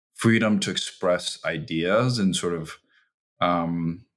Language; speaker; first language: English; early bilingual, other home language; Chinese